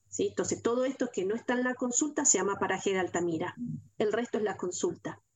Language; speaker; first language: Spanish; native; Spanish